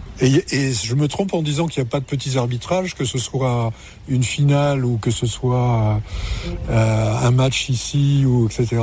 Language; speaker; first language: French; native; French